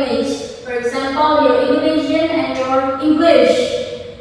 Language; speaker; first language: English; non-native, fluent; Indonesian